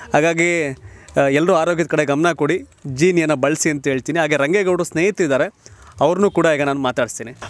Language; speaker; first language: Kannada; native; Kannada